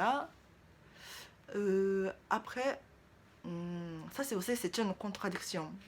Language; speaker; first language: French; non-native, learner; Japanese